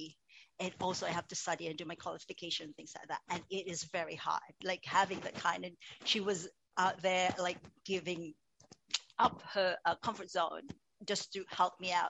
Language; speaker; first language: English; non-native, local second language; Cebuano